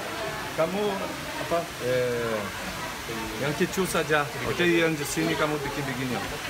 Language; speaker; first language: Indonesian; non-native, learner; Portuguese